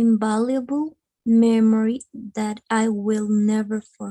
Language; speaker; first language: English; non-native, learner; Spanish